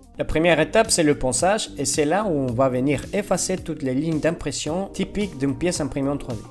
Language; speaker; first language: French; non-native, fluent; Spanish